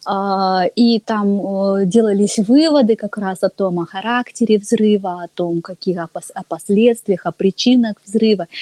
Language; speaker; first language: Russian; native; Russian